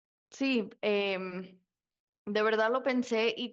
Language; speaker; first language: Spanish; early bilingual, heritage; Spanish